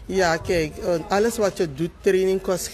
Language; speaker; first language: Dutch; native; Dutch